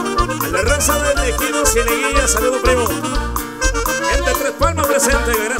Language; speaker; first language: Spanish; native; Spanish